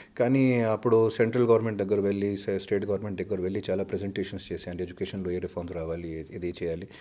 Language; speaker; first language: Telugu; non-native, fluent; Hindi